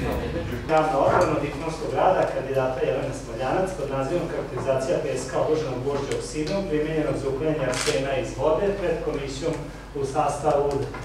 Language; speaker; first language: Serbian; native; Serbian